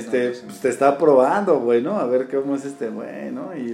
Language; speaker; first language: Spanish; native; Spanish